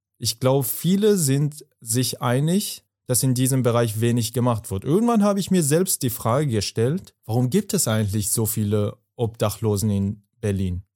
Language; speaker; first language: German; non-native, fluent; Persian